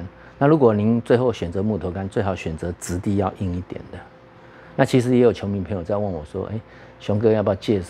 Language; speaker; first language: Chinese; native; Chinese